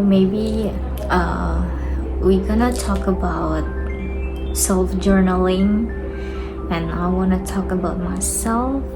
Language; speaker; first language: English; non-native, learner; Indonesian